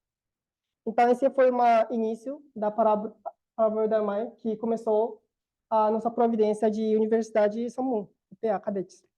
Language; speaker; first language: Portuguese; non-native, learner; Korean